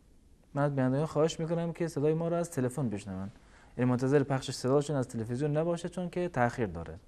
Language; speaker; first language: Persian; native; Persian